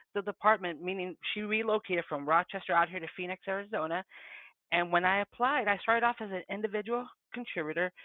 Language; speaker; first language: English; early bilingual, other home language; Spanish